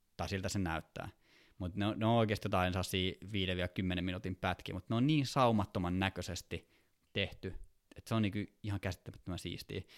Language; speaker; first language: Finnish; native; Finnish